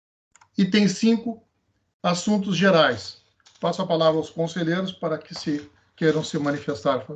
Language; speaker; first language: Portuguese; native; Portuguese